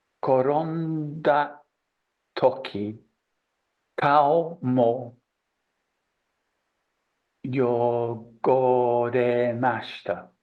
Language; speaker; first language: Japanese; non-native, learner; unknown